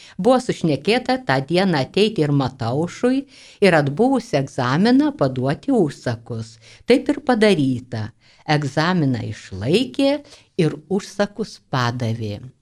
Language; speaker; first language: Lithuanian; native; Lithuanian